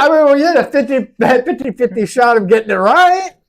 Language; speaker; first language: English; native; English